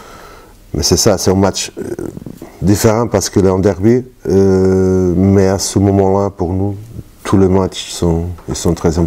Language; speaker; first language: French; non-native, fluent; Portuguese